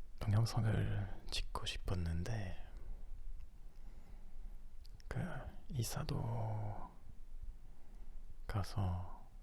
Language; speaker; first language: Korean; non-native, learner; French